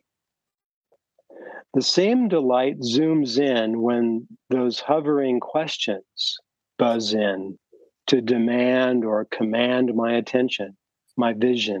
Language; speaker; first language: English; native; English